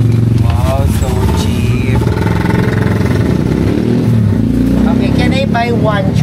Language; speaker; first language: English; non-native, local second language; Filipino